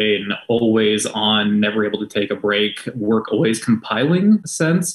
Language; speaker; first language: English; native; English